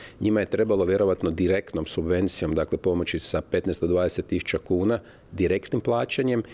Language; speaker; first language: Croatian; native; Croatian